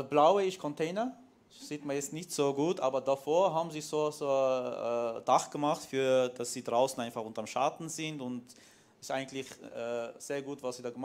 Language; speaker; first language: German; non-native, fluent; Armenian